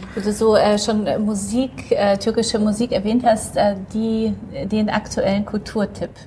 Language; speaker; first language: German; early bilingual, other home language; Polish